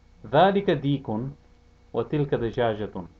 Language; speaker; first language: Arabic; non-native, fluent; English